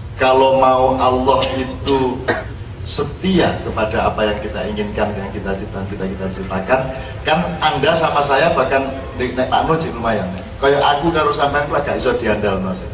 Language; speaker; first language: Indonesian; non-native, local second language; Javanese